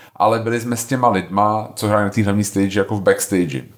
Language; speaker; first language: Czech; native; Czech